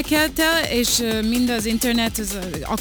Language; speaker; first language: Hungarian; early bilingual, heritage; Hungarian